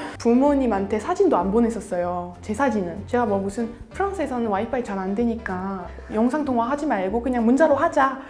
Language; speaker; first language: Korean; non-native, fluent; French